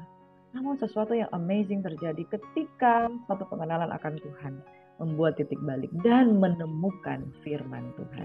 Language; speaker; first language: Indonesian; native; Indonesian